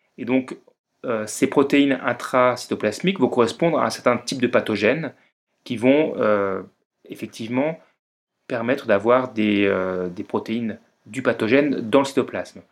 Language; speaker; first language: French; native; French